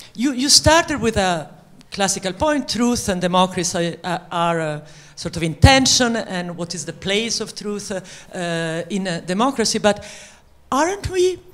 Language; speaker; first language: English; non-native, fluent; French